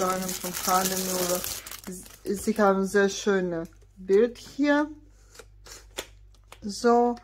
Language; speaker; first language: German; non-native, fluent; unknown